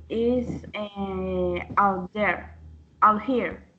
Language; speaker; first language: English; non-native, learner; Spanish